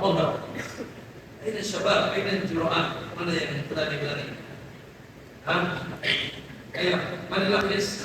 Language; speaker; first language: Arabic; non-native, learner; Indonesian